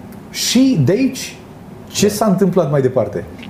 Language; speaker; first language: Romanian; native; Romanian